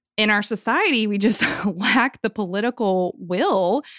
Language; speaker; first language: English; native; English